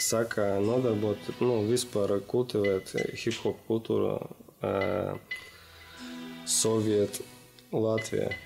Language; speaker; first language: Latvian; non-native, local second language; Russian